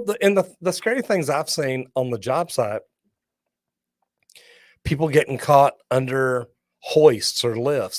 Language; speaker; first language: English; native; English